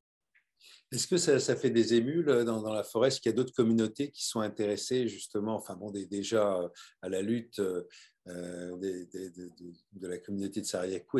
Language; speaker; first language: French; native; French